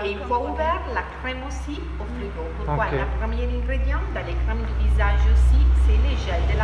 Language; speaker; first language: French; non-native, fluent; Spanish